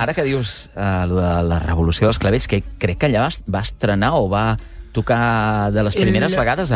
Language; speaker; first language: Catalan; native; Catalan